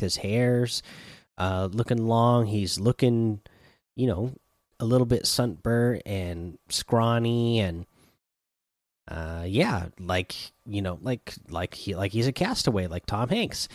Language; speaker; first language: English; native; English